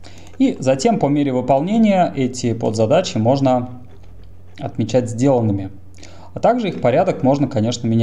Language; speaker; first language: Russian; native; Russian